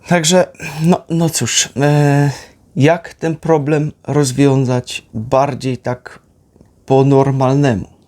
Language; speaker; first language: Polish; native; Polish